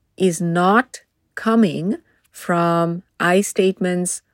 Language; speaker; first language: English; non-native, local second language; Tamil